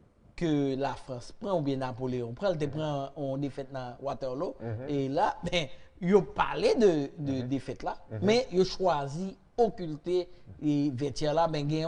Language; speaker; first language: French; non-native, local second language; Haitian Creole